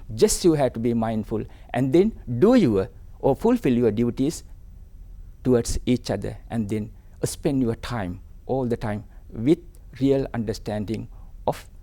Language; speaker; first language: English; non-native, local second language; Sinhala